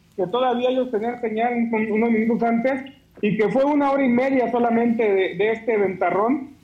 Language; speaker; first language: Spanish; native; Spanish